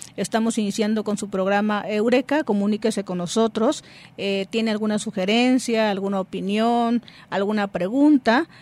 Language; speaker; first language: Spanish; native; Spanish